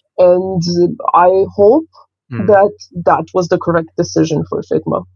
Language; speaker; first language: English; non-native, fluent; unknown